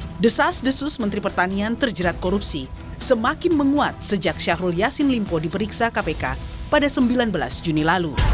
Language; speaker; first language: Indonesian; native; Indonesian